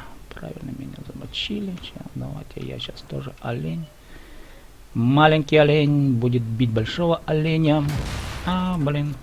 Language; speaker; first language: Russian; native; Russian